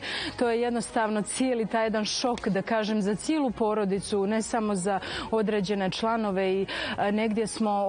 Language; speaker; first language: Serbian; native; Serbian